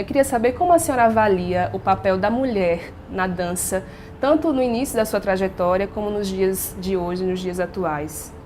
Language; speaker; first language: Portuguese; native; Portuguese